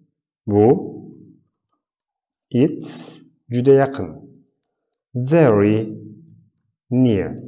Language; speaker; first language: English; non-native, fluent; Uzbek